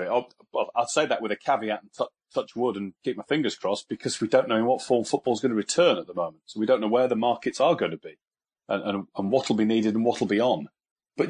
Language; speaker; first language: English; native; English